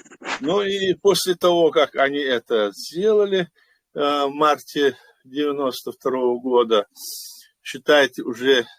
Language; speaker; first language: Russian; non-native, local second language; Chechen